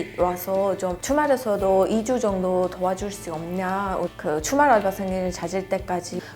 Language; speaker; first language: Korean; non-native, fluent; Persian